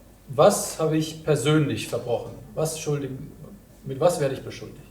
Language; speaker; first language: German; native; German